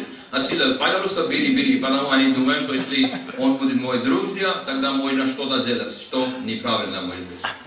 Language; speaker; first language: Russian; non-native, learner; Hindi